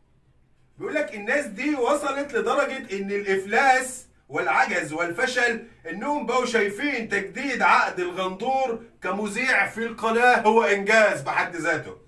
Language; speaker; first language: Arabic; native; Arabic